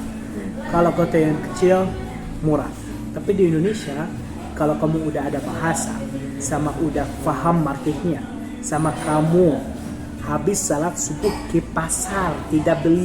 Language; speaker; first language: Indonesian; non-native, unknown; Arabic